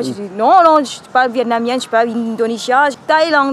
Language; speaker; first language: French; non-native, learner; Thai